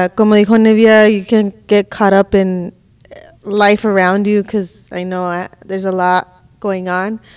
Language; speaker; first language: English; early bilingual, other home language; Spanish